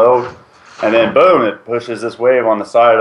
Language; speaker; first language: English; native; English